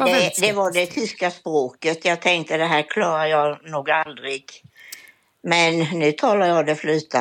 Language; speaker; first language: Swedish; native; Swedish